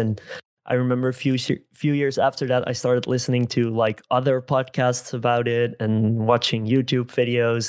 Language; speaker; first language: English; non-native, fluent; Dutch